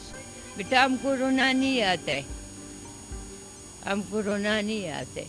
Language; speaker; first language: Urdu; non-native, local second language; Hazaragi